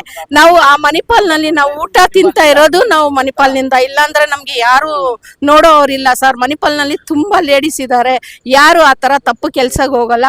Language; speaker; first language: Kannada; non-native, local second language; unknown